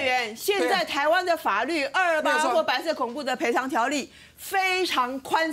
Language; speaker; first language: Chinese; native; Chinese